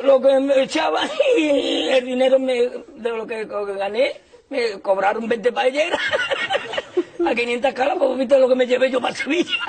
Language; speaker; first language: Spanish; native; Spanish